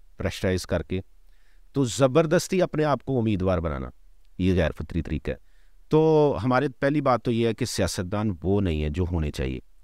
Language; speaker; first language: Urdu; non-native, local second language; Punjabi